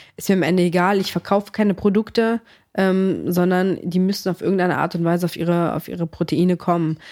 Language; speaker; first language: German; early bilingual, other home language; Greek